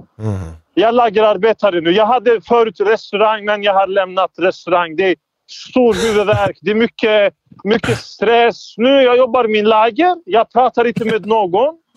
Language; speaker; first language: Swedish; non-native, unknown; Turkish